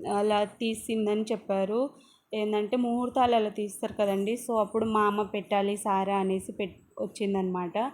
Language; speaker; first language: Telugu; non-native, local second language; Lambadi